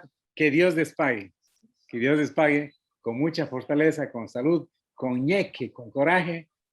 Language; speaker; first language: Spanish; native; Spanish